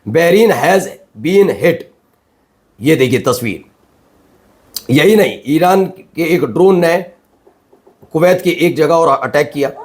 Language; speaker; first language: Hindi; native; Hindi